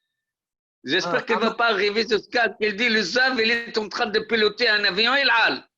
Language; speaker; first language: French; native; French